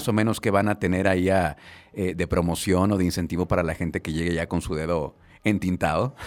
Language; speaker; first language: Spanish; native; Spanish